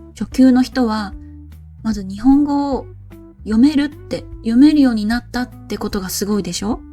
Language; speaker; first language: Japanese; native; Japanese